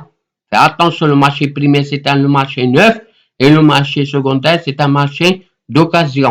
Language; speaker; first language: French; non-native, local second language; Arabic